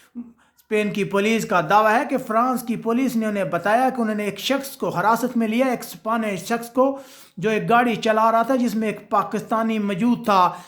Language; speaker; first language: Urdu; non-native, local second language; Punjabi